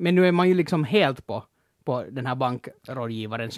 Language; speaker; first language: Swedish; native; Swedish